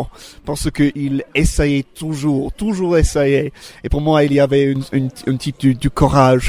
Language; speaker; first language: French; non-native, learner; English